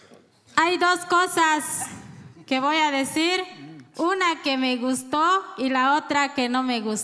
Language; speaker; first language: Spanish; non-native, local second language; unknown